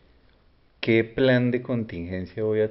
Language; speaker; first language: Spanish; native; Spanish